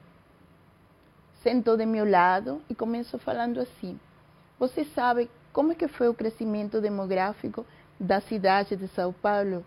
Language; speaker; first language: Portuguese; non-native, fluent; Spanish